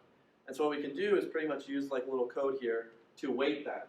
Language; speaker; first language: English; native; English